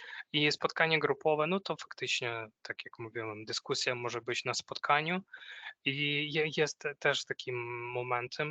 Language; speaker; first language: Polish; non-native, fluent; Ukrainian